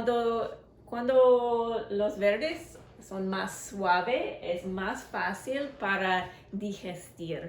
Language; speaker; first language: Spanish; non-native, learner; English